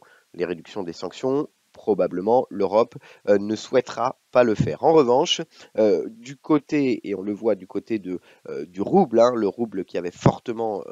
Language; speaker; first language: French; native; French